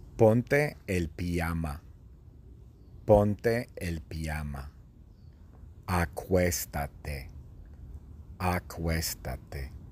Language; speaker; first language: Spanish; non-native, fluent; English